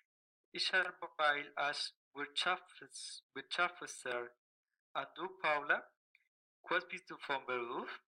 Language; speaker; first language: German; non-native, learner; Spanish